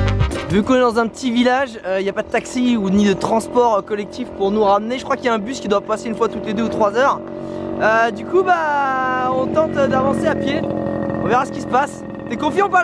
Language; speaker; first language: French; native; French